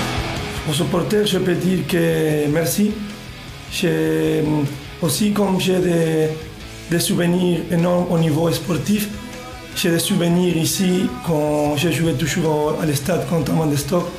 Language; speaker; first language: French; non-native, fluent; Spanish